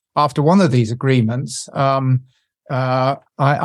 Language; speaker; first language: English; native; English